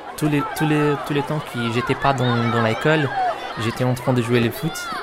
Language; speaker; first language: French; non-native, learner; Portuguese